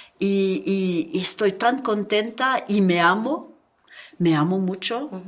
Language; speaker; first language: Spanish; non-native, learner; French